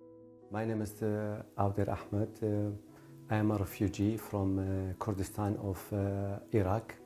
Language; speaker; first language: English; non-native, fluent; Kurdish